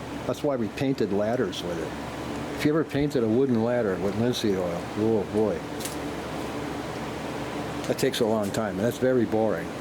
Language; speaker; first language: English; native; English